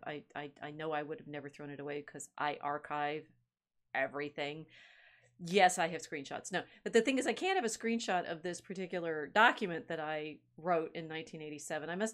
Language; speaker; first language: English; native; English